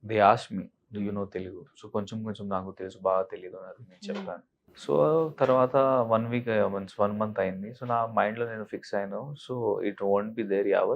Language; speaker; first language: Telugu; non-native, learner; Hindi